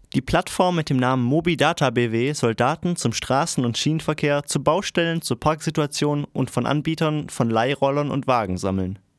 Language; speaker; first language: German; native; German